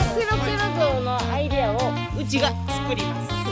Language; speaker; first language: Japanese; native; Japanese